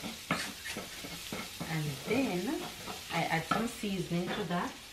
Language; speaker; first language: English; native; English